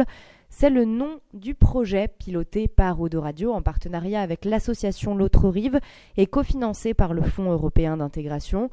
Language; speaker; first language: French; native; French